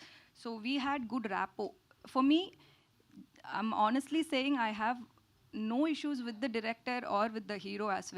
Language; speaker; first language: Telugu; non-native, learner; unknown